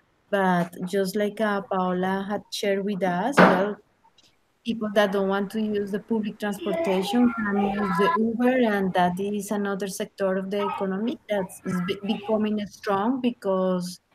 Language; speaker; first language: English; non-native, learner; Spanish